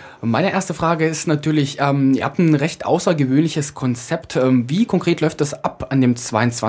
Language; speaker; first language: German; native; German